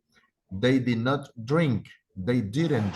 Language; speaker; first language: English; non-native, fluent; Spanish